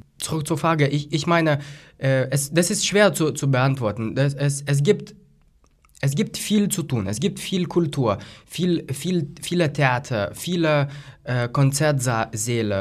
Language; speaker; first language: German; non-native, fluent; Lithuanian